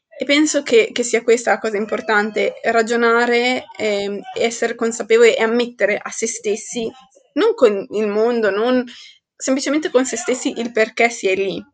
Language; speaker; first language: Italian; early bilingual, other home language; Arabic